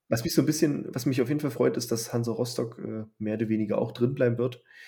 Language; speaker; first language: German; native; German